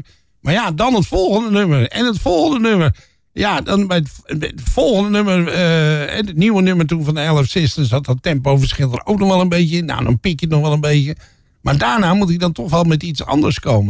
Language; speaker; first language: Dutch; native; Dutch